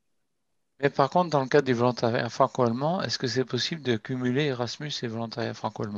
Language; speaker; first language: French; native; French